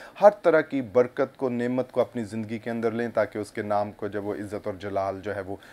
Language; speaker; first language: Urdu; non-native, local second language; Punjabi